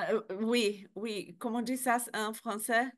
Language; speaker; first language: French; non-native, learner; Spanish